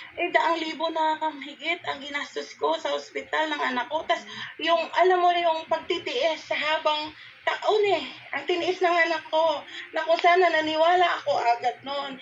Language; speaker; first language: Filipino; non-native, local second language; Cebuano